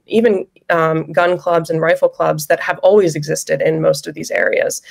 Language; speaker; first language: English; native; English